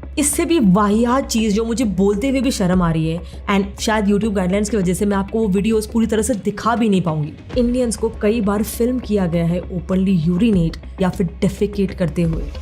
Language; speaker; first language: Hindi; native; Hindi